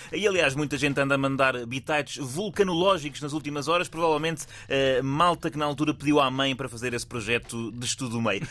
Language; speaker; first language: Portuguese; native; Portuguese